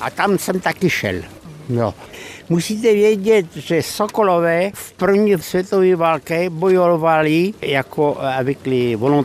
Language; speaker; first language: Czech; early bilingual, heritage; Czech